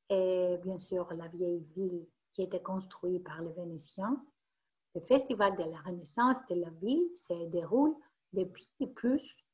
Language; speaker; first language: French; non-native, fluent; Greek